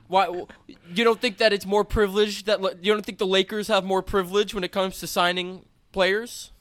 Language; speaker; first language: English; native; English